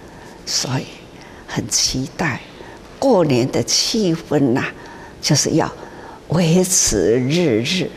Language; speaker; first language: Chinese; non-native, local second language; Min Nan Chinese